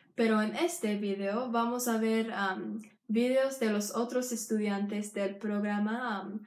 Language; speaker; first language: Spanish; non-native, fluent; English